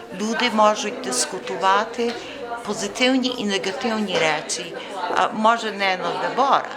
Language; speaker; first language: Ukrainian; early bilingual, heritage; Ukrainian